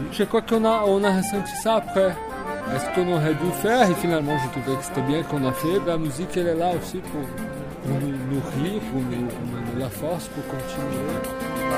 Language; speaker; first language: French; non-native, fluent; Portuguese